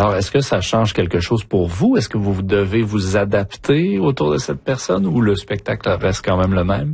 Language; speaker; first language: French; native; French